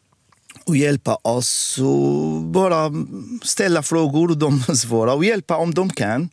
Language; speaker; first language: Swedish; non-native, local second language; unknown